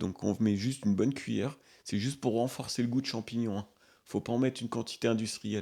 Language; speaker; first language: French; native; French